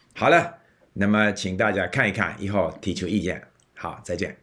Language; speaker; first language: Chinese; non-native, fluent; English